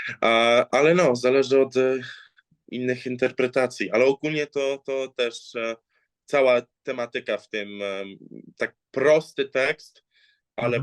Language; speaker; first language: Polish; early bilingual, heritage; English